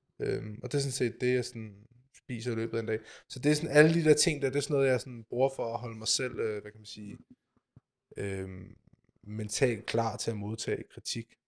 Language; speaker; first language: Danish; native; Danish